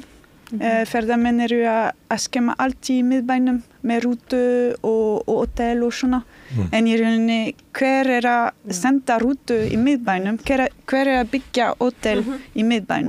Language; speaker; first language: Icelandic; non-native, learner; French